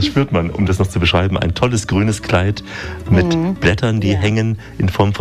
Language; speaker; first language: German; native; German